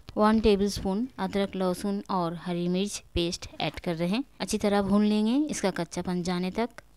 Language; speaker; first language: Hindi; native; Hindi